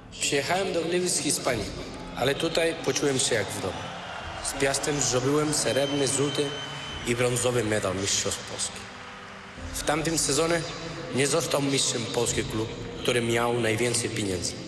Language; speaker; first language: Polish; non-native, fluent; Spanish